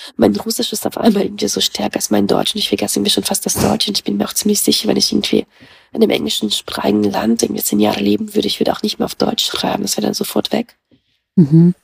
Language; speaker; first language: German; early bilingual, other home language; Russian